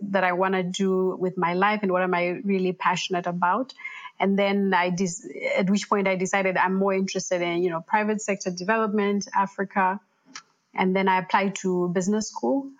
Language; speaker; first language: English; non-native, local second language; Shona